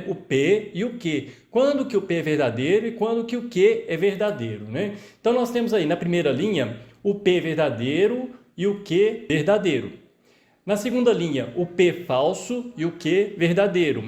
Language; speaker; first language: Portuguese; native; Portuguese